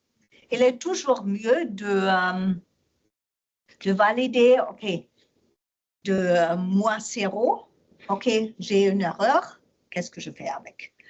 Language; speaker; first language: French; non-native, learner; German